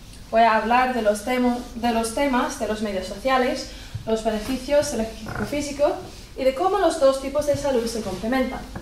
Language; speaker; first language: Spanish; non-native, fluent; English